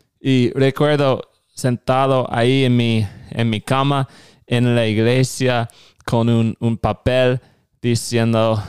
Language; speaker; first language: Spanish; non-native, fluent; English